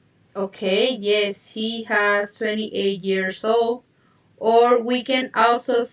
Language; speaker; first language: English; non-native, fluent; Spanish